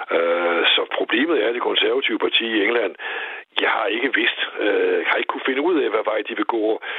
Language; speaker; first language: Danish; native; Danish